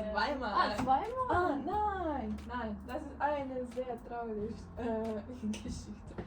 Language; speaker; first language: German; non-native, learner; Ukrainian